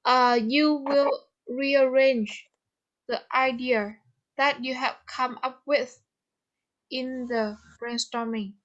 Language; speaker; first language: English; non-native, fluent; Vietnamese